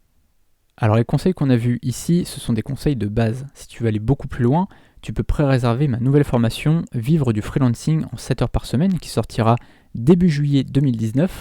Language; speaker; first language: French; native; French